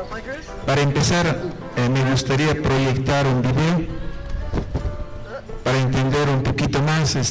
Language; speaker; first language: Spanish; non-native, local second language; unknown